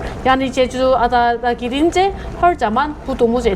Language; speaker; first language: Turkish; non-native, learner; Korean